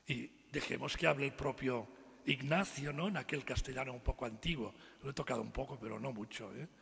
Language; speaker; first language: Spanish; non-native, local second language; Catalan